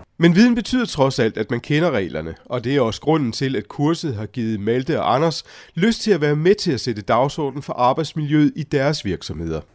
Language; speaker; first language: Danish; native; Danish